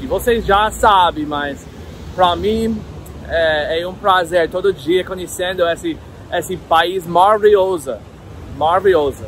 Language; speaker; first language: Portuguese; non-native, fluent; English